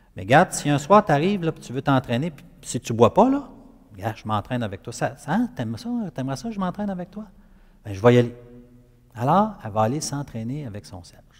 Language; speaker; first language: French; native; French